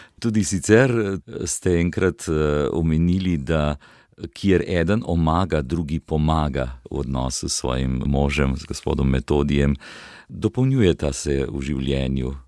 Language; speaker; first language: Slovenian; native; Slovenian